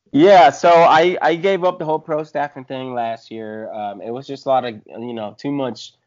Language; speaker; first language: English; early bilingual, other home language; Spanish